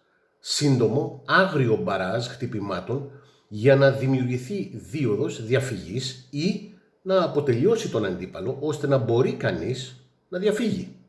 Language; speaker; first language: Greek; native; Greek